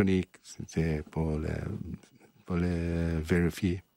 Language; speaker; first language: French; non-native, learner; English